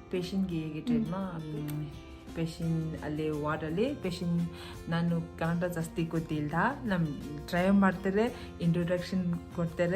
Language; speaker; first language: Kannada; non-native, local second language; Tibetan